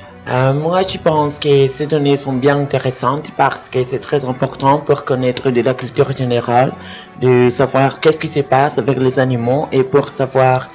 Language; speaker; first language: French; non-native, learner; Spanish